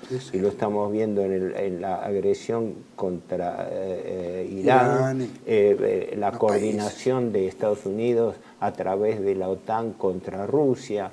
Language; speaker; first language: Spanish; native; Spanish